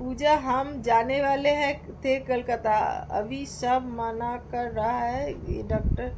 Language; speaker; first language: Hindi; non-native, local second language; Bangla